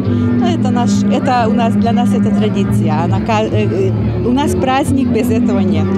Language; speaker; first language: Russian; non-native, local second language; Ukrainian